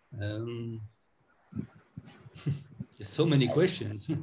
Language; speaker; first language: English; non-native, learner; French